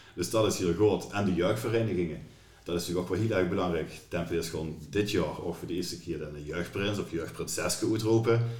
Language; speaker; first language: Dutch; native; Dutch